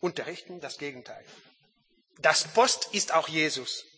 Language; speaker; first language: German; non-native, learner; French